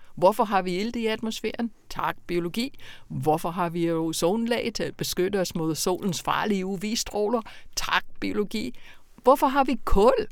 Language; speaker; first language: Danish; non-native, fluent; English